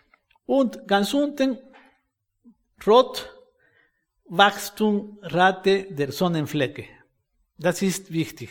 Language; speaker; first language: German; non-native, fluent; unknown